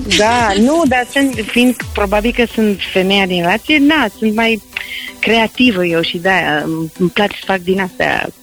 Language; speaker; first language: Romanian; early bilingual, heritage; Romanian